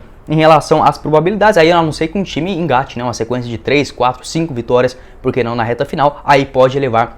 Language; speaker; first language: Portuguese; native; Portuguese